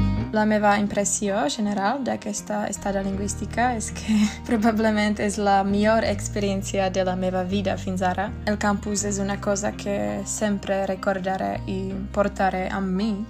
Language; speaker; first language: Catalan; non-native, fluent; Czech